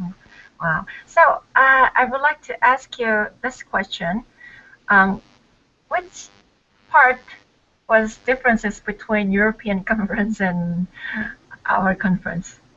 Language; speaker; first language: English; non-native, learner; Korean